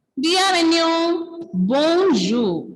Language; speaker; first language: French; non-native, learner; Malayalam